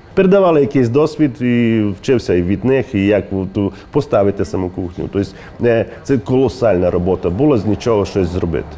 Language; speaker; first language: Ukrainian; native; Ukrainian